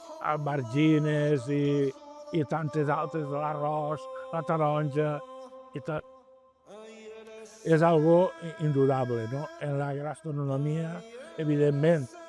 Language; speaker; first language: Catalan; non-native, local second language; Spanish